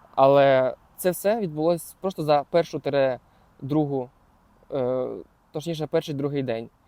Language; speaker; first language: Ukrainian; non-native, local second language; Russian